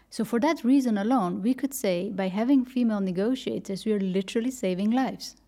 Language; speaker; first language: English; non-native, fluent; Dutch